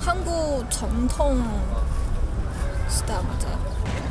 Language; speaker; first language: Korean; non-native, learner; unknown